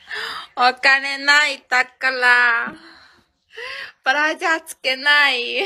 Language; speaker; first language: Japanese; non-native, learner; Chinese